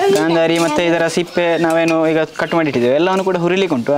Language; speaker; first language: Kannada; non-native, local second language; Tulu